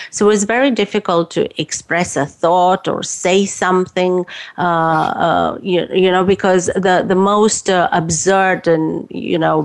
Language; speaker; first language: English; non-native, fluent; Romanian